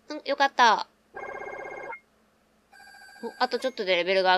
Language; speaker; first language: Japanese; native; Japanese